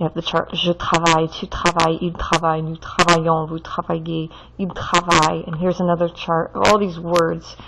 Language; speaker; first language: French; non-native, fluent; English